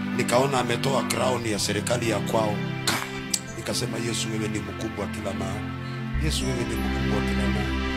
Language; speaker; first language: Swahili; native; Swahili